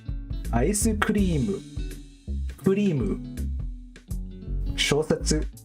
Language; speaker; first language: Japanese; non-native, learner; English